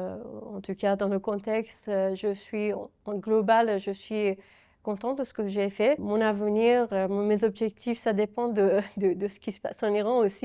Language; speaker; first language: French; non-native, fluent; Persian